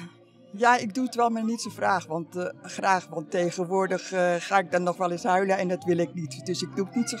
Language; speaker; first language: Dutch; native; Dutch